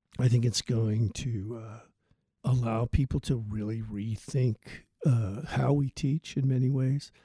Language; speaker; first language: English; native; English